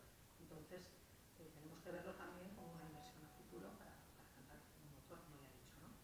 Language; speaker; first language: Spanish; native; Spanish